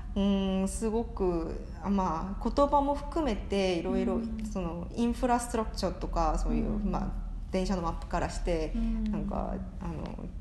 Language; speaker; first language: Japanese; non-native, fluent; Korean